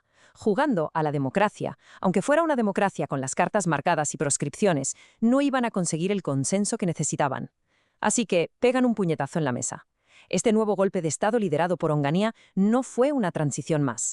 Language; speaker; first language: Spanish; native; Spanish